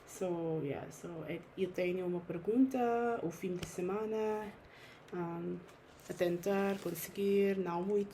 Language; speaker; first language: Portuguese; non-native, learner; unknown